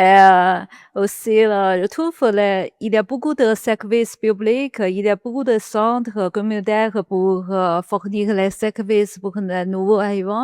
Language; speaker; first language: French; non-native, learner; Chinese